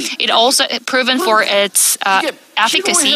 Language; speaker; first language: English; non-native, fluent; Korean